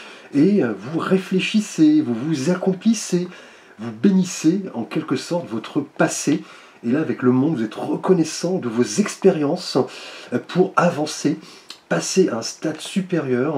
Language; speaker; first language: French; native; French